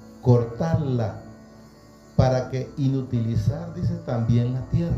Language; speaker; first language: Spanish; native; Spanish